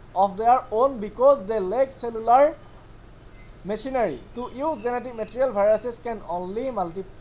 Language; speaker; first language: English; non-native, local second language; Assamese